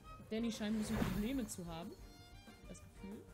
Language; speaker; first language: German; native; German